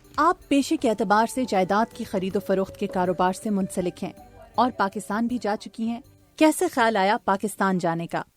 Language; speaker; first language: Urdu; native; Urdu